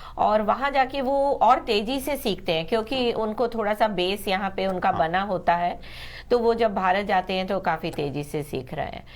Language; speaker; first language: Hindi; native; Hindi